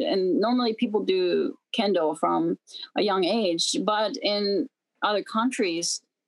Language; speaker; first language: English; native; English